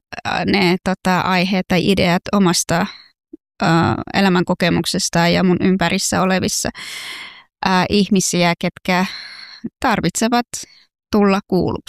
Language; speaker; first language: Finnish; non-native, fluent; Persian